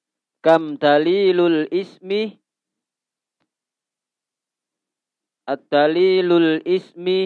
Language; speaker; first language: Arabic; non-native, learner; Indonesian